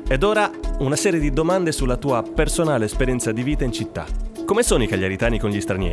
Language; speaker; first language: Italian; native; Italian